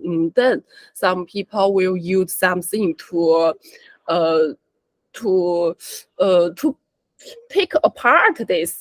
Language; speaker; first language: English; non-native, learner; Chinese